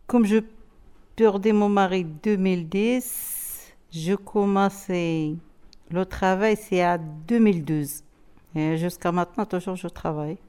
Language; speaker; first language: French; non-native, learner; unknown